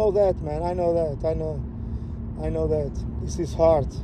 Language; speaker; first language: English; non-native, learner; Portuguese